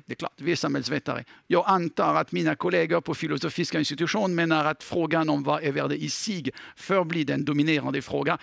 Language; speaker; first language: Swedish; non-native, fluent; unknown